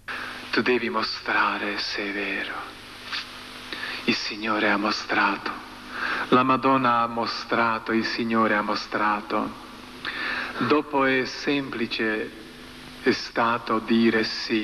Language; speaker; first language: Italian; non-native, learner; Croatian